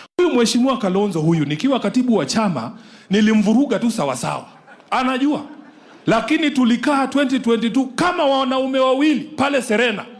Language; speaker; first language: Swahili; non-native, local second language; Luyia